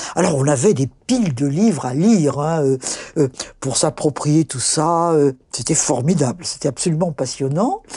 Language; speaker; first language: French; native; French